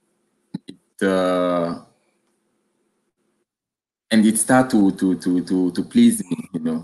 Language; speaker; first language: English; non-native, learner; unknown